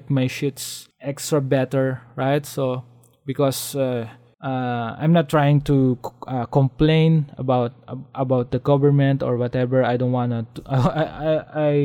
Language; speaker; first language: English; non-native, local second language; Filipino